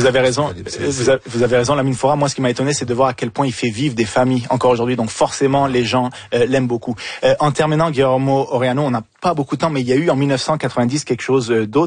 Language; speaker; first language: French; native; French